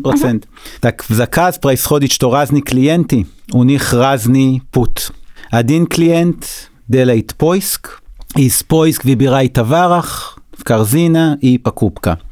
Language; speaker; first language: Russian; non-native, learner; Hebrew